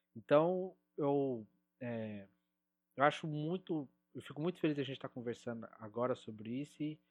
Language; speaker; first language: Portuguese; native; Portuguese